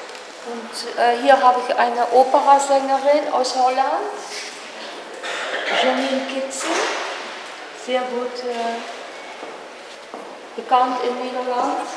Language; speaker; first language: German; non-native, learner; Dutch